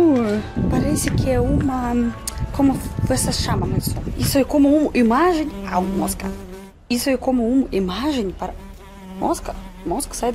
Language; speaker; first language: Portuguese; non-native, fluent; Russian